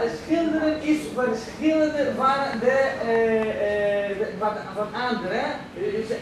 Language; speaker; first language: Dutch; non-native, learner; Spanish